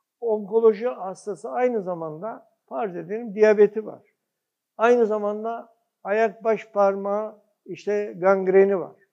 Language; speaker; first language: Turkish; early bilingual, heritage; Turkish